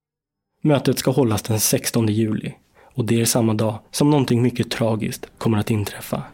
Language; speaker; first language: Swedish; native; Swedish